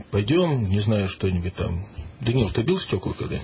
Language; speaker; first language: Russian; native; Russian